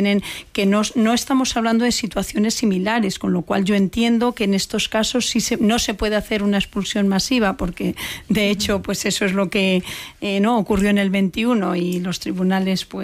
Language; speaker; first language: Spanish; native; Spanish